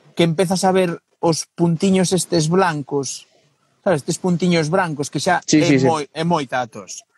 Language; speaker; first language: Galician; native; Galician